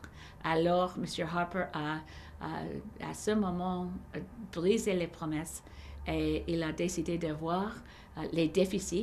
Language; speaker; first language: French; non-native, learner; English